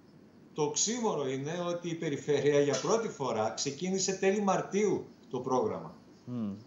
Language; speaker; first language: Greek; native; Greek